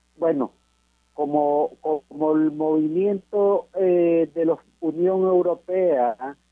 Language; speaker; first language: Spanish; native; Spanish